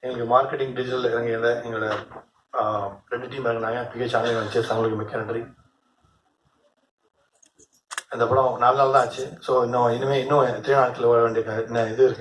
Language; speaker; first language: Tamil; native; Tamil